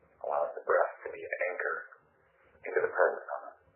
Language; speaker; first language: English; native; English